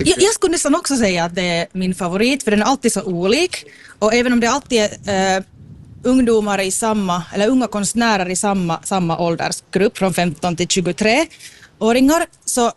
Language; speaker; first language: Swedish; native; Swedish